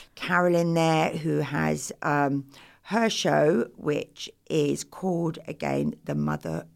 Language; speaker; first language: English; native; English